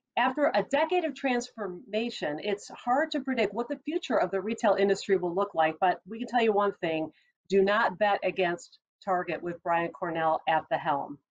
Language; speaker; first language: English; native; English